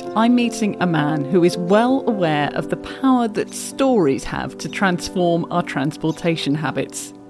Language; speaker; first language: English; native; English